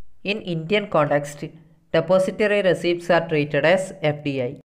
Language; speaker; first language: English; non-native, local second language; Malayalam